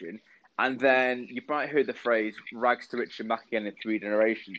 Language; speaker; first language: English; native; English